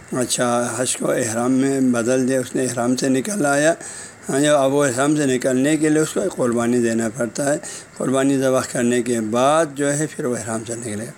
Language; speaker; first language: Urdu; non-native, local second language; Balti